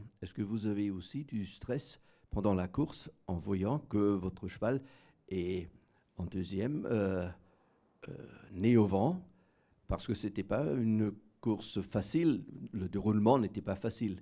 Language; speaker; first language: French; non-native, fluent; German